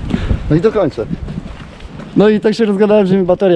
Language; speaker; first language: Polish; native; Polish